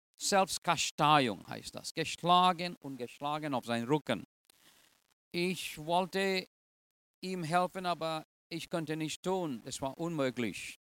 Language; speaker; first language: German; non-native, fluent; English